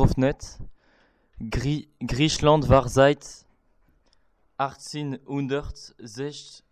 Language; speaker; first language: German; non-native, learner; French